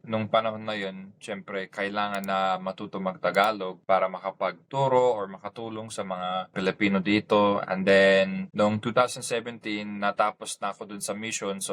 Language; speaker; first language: Filipino; non-native, fluent; English